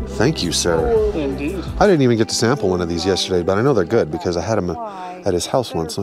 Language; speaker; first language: English; native; English